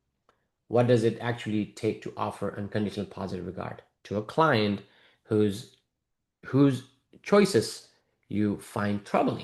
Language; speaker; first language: English; non-native, fluent; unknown